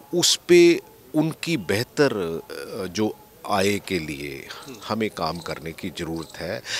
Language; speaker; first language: Hindi; non-native, local second language; Punjabi